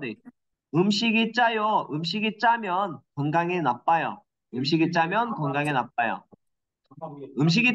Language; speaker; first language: Korean; non-native, learner; Kyrgyz